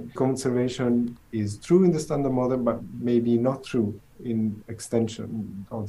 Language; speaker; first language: English; non-native, fluent; Italian